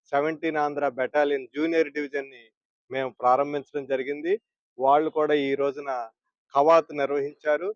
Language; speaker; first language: Telugu; native; Telugu